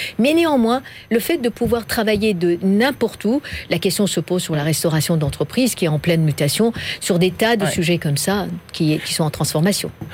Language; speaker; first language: French; non-native, fluent; Persian